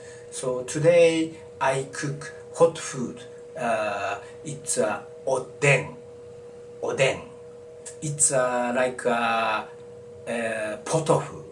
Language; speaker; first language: English; non-native, learner; Japanese